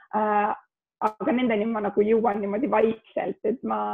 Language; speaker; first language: Estonian; early bilingual, other home language; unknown